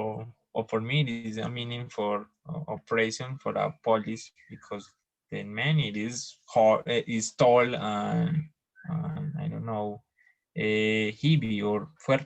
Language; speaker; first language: English; non-native, learner; Spanish